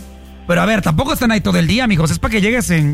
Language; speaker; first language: Spanish; native; Spanish